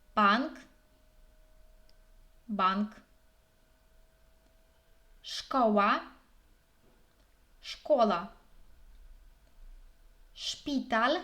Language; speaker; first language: Polish; non-native, fluent; Ukrainian